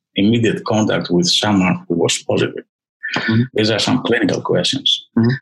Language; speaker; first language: English; non-native, fluent; Greek